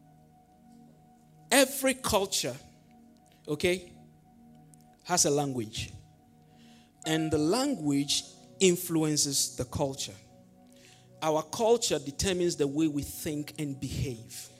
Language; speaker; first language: English; non-native, local second language; Ewe